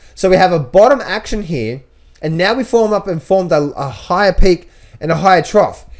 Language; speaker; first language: English; native; English